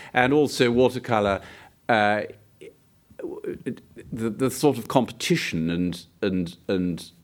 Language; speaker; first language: English; native; English